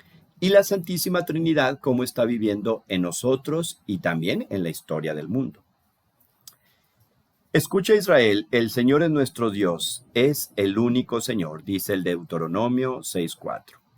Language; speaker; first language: Spanish; native; Spanish